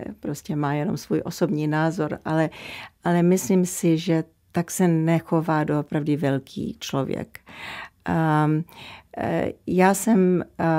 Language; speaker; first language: Czech; early bilingual, heritage; Czech